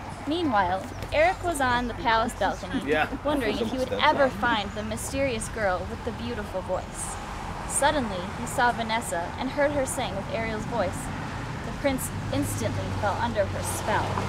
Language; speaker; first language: English; native; English